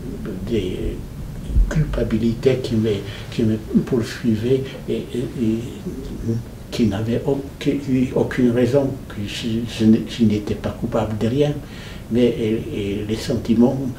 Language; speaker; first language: French; non-native, fluent; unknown